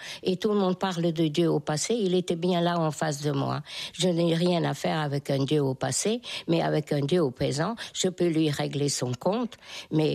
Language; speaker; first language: French; non-native, fluent; Hungarian